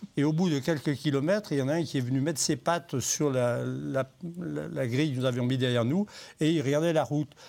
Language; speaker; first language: French; native; French